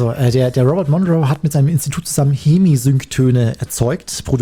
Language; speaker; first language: German; native; German